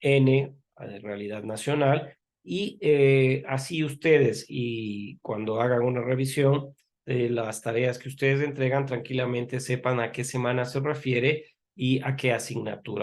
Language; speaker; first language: Spanish; native; Spanish